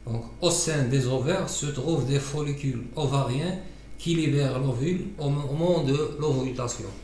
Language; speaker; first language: French; non-native, local second language; Arabic